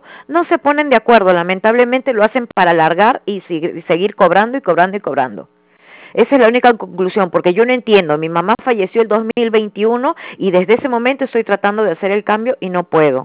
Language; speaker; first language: Spanish; native; Spanish